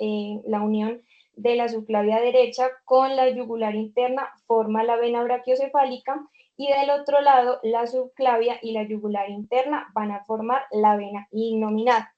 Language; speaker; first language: Spanish; native; Spanish